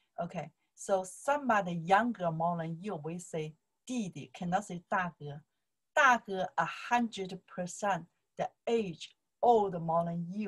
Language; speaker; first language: English; non-native, learner; Chinese